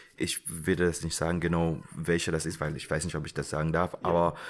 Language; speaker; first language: German; non-native, fluent; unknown